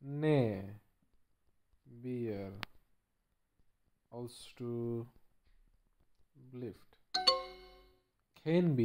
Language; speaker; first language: English; non-native, learner; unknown